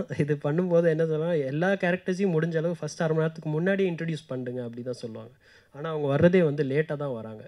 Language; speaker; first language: Tamil; native; Tamil